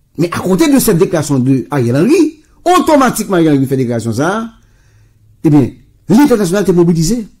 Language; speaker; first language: French; non-native, local second language; Haitian Creole